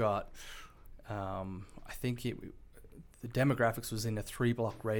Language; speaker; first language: English; native; English